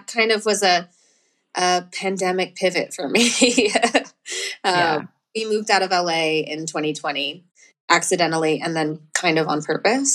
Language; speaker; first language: English; native; English